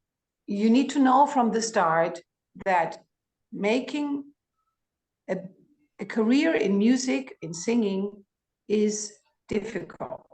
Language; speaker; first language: English; non-native, fluent; Greek